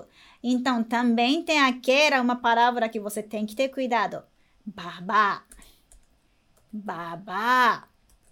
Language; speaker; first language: Portuguese; non-native, fluent; Japanese